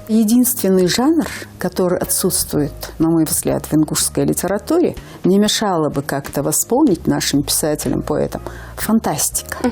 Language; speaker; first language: Russian; non-native, local second language; Ingush